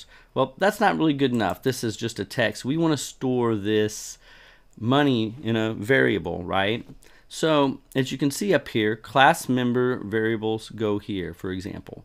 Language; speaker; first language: English; native; English